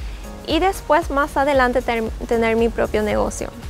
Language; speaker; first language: Spanish; non-native, fluent; Japanese